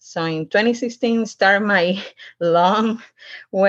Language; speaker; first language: English; non-native, learner; Spanish